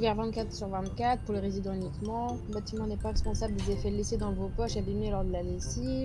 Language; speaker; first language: French; native; French